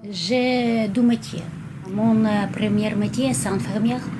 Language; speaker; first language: French; non-native, learner; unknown